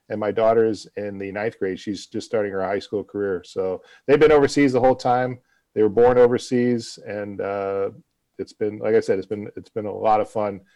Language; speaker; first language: English; native; English